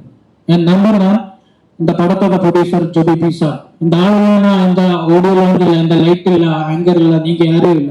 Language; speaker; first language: Tamil; non-native, learner; Malayalam